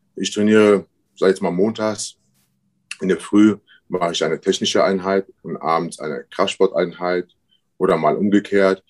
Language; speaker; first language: German; early bilingual, other home language; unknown